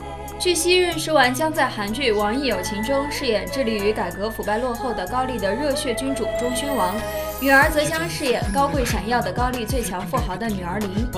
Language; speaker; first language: Chinese; native; Chinese